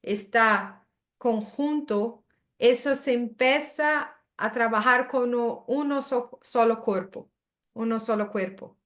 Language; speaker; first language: Spanish; non-native, learner; Portuguese